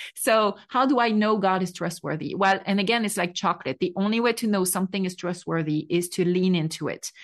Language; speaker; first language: English; non-native, fluent; French